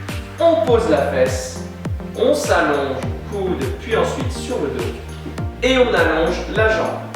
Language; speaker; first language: French; native; French